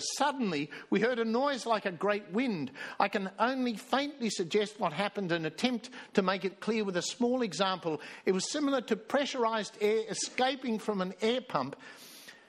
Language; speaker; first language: English; native; English